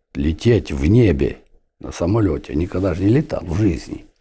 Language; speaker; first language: Russian; non-native, local second language; Ukrainian